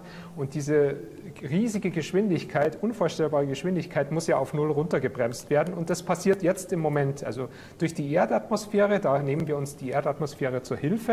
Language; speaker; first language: German; native; German